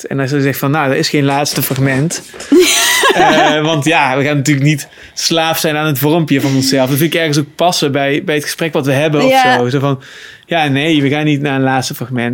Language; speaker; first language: Dutch; native; Dutch